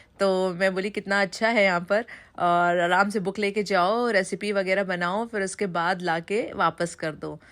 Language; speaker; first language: Hindi; native; Hindi